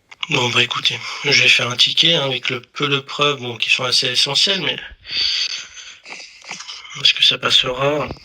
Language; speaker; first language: French; native; French